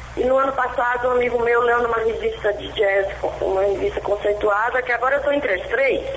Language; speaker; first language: Portuguese; native; Portuguese